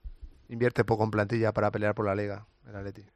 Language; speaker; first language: Spanish; native; Spanish